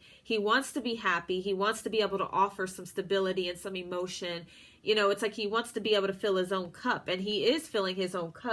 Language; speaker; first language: English; native; English